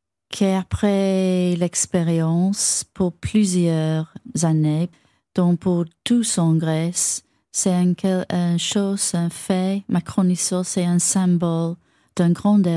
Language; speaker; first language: French; non-native, fluent; English